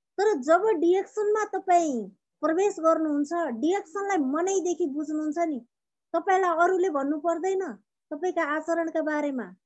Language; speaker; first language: Nepali; native; Nepali